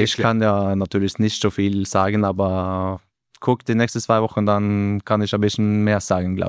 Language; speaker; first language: German; non-native, learner; Norwegian